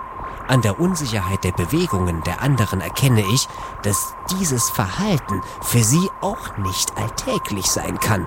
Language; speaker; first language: German; native; German